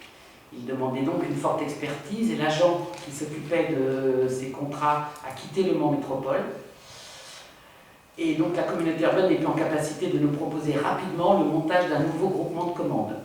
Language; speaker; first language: French; native; French